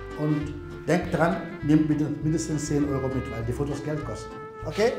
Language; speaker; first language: German; non-native, fluent; Wolof